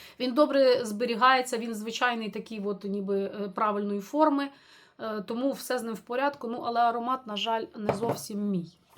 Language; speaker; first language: Ukrainian; non-native, local second language; Russian